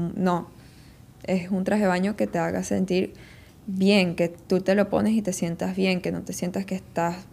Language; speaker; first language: Spanish; early bilingual, heritage; Spanish